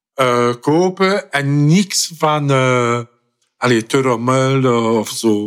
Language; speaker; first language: Dutch; non-native, fluent; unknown